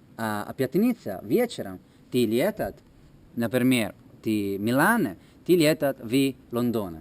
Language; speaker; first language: Russian; non-native, learner; Italian